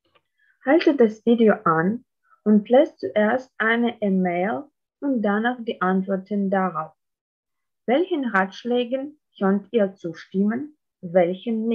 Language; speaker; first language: German; non-native, fluent; Russian